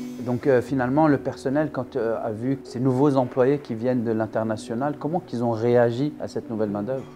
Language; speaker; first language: French; native; French